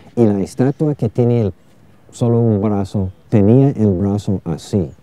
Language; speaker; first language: Spanish; non-native, fluent; English